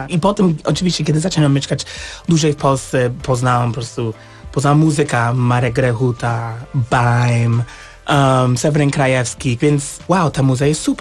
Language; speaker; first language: Polish; non-native, fluent; English